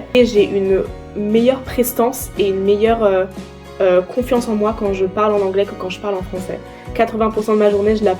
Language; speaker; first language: French; native; French